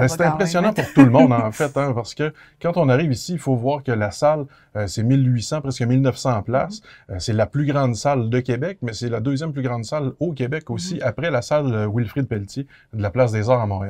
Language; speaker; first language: French; native; French